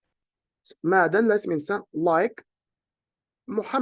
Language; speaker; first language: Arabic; native; Arabic